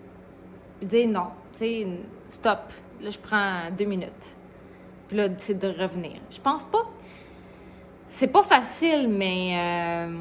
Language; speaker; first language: French; native; French